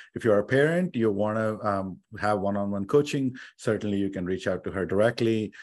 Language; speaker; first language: English; non-native, local second language; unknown